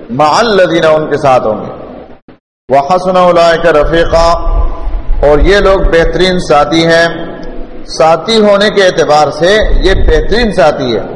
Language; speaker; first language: Urdu; non-native, local second language; Pashto